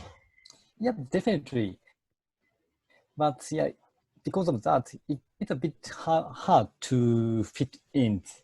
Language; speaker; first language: English; non-native, fluent; Japanese